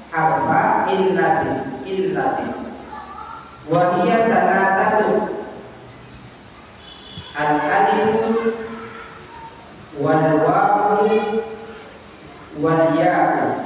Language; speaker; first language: Arabic; non-native, fluent; Indonesian